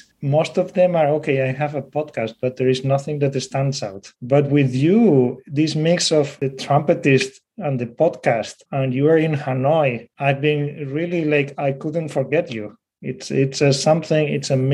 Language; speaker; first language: English; non-native, fluent; Spanish